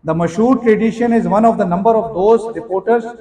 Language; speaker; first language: English; non-native, local second language; Urdu